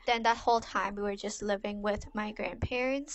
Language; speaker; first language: English; non-native, local second language; Cantonese